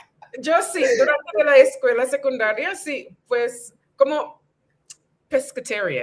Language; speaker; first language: Spanish; non-native, fluent; English